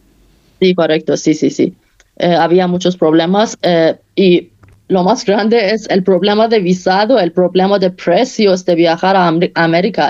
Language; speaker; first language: Spanish; non-native, learner; Persian